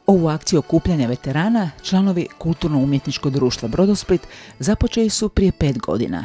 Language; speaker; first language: Croatian; native; Croatian